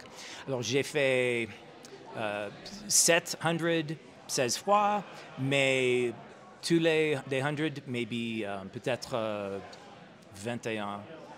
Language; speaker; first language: French; non-native, learner; English